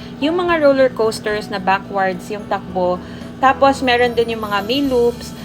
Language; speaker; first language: Filipino; native; Filipino